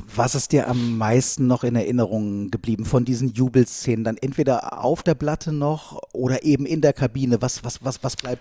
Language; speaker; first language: German; native; German